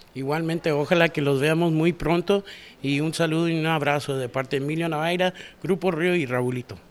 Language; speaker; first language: Spanish; early bilingual, heritage; Spanish